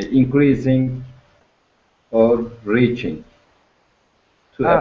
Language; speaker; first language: English; non-native, learner; Turkish